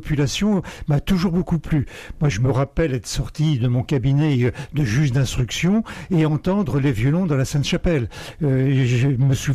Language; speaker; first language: French; native; French